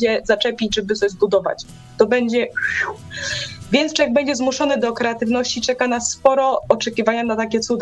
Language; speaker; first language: Polish; native; Polish